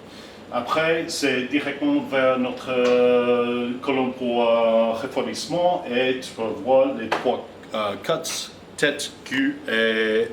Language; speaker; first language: French; non-native, fluent; English